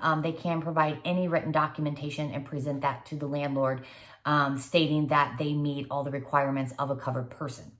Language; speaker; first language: English; native; English